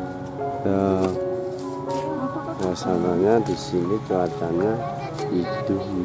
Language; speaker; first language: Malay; non-native, local second language; Javanese